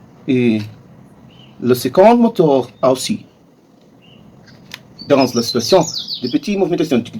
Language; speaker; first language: French; non-native, learner; Portuguese